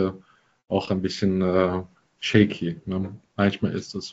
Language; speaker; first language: German; non-native, fluent; English